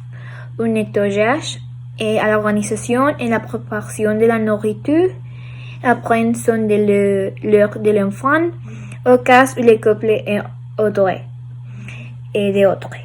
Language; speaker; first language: French; non-native, learner; Spanish